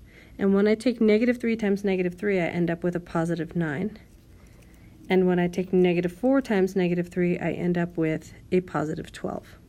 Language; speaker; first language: English; native; English